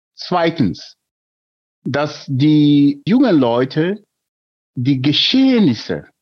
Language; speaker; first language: German; non-native, fluent; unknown